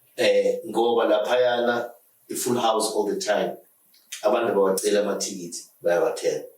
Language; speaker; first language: Zulu; native; Zulu